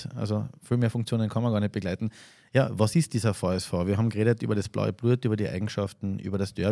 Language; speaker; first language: German; native; German